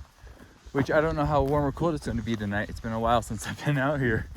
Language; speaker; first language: English; native; English